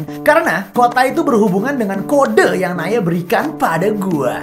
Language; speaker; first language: Indonesian; native; Indonesian